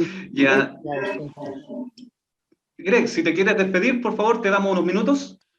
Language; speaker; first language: Spanish; native; Spanish